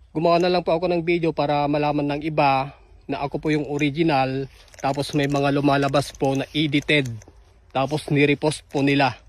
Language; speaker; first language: Filipino; non-native, local second language; Iloko